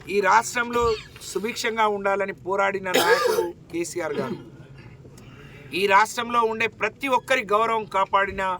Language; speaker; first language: Telugu; native; Telugu